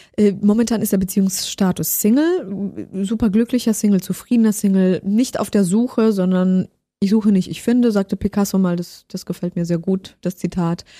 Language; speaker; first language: German; early bilingual, other home language; Polish